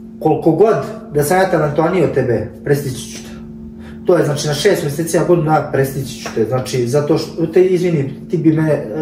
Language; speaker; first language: Serbian; early bilingual, heritage; Serbian